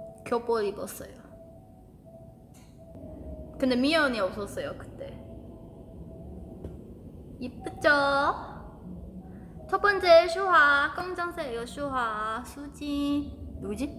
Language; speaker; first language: Korean; non-native, learner; Chinese